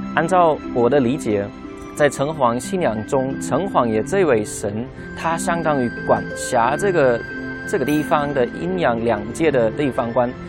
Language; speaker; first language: Chinese; non-native, fluent; German